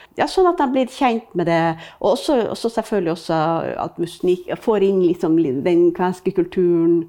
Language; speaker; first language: Norwegian; native; Norwegian